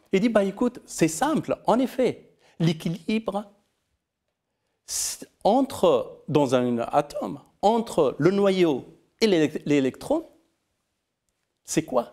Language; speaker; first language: French; non-native, fluent; Persian